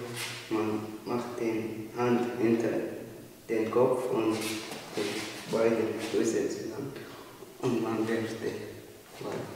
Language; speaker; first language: German; non-native, learner; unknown